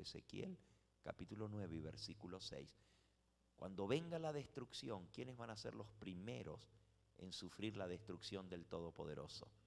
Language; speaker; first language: Spanish; native; Spanish